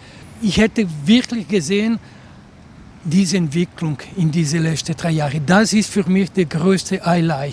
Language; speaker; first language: German; non-native, local second language; Italian